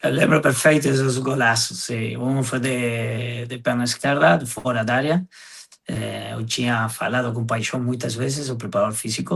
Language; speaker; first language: Portuguese; non-native, fluent; Spanish